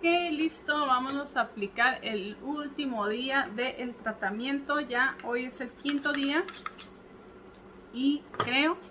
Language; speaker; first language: Spanish; native; Spanish